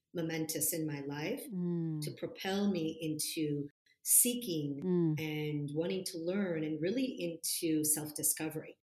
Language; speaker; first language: English; non-native, fluent; Italian